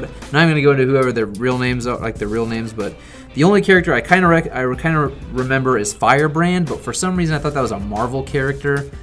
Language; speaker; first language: English; native; English